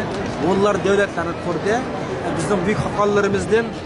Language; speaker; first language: Turkish; non-native, learner; Uyghur